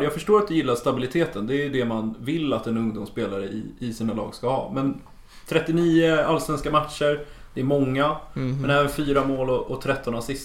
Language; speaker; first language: Swedish; native; Swedish